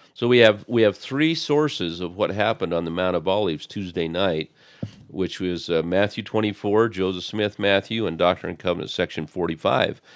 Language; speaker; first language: English; native; English